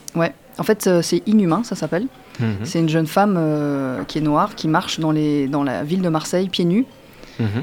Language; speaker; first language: French; native; French